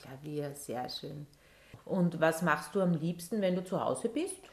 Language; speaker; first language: German; native; German